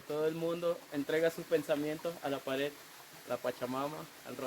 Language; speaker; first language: Spanish; native; Spanish